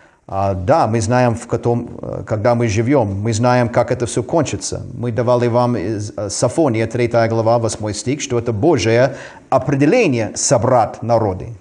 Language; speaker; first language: Russian; non-native, fluent; English